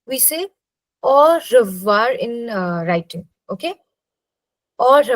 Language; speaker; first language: French; non-native, fluent; English